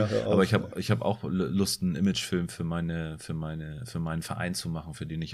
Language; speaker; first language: German; native; German